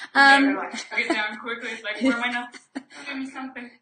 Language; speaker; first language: English; non-native, fluent; Ukrainian